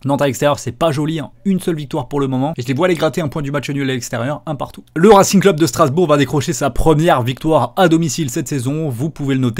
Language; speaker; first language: French; native; French